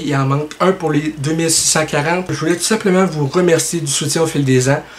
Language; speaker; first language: French; native; French